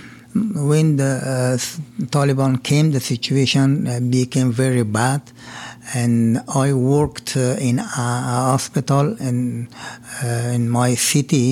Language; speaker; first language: English; non-native, learner; Persian